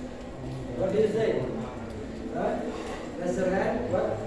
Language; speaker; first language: English; non-native, learner; Indonesian